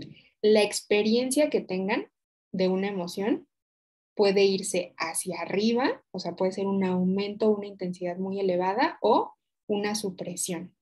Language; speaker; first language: Spanish; native; Spanish